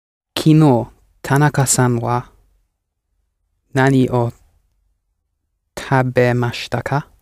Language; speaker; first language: Japanese; non-native, learner; English